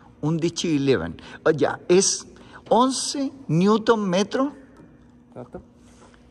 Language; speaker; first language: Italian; non-native, learner; Spanish